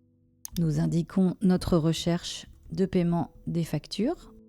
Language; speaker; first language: French; native; French